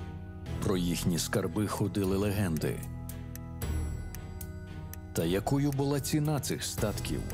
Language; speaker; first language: Ukrainian; native; Ukrainian